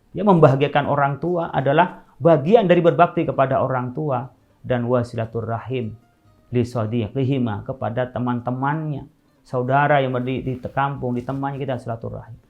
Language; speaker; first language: Indonesian; non-native, local second language; Madurese